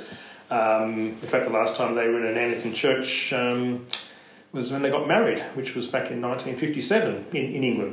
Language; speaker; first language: English; native; English